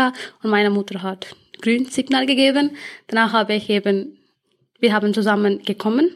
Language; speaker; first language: German; early bilingual, other home language; Tamil